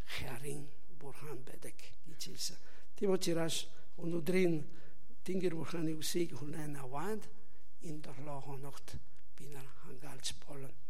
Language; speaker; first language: Mongolian; non-native, learner; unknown